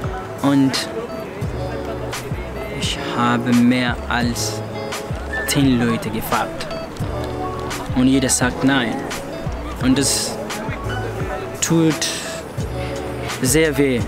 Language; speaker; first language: German; non-native, learner; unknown